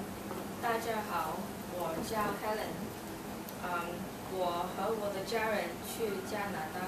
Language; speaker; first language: Chinese; non-native, learner; English